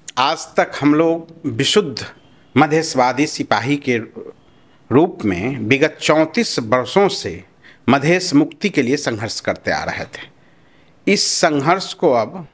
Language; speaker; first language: Hindi; non-native, local second language; Maithili